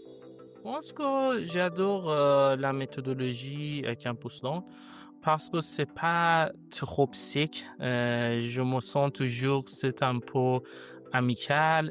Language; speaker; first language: French; non-native, learner; Persian